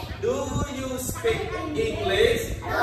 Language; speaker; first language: English; non-native, learner; Khmer